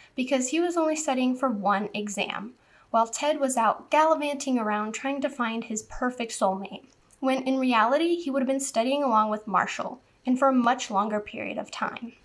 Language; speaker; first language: English; native; English